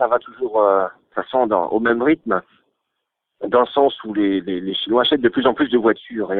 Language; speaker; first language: French; native; French